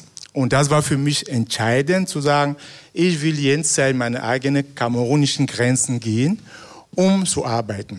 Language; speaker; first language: German; non-native, fluent; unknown